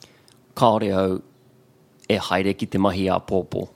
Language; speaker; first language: Māori; non-native, learner; English